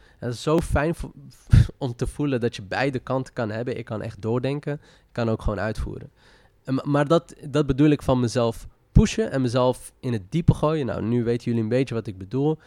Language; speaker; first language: Dutch; early bilingual, other home language; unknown